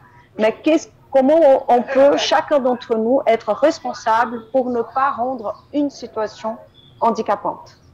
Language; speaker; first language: French; non-native, fluent; Portuguese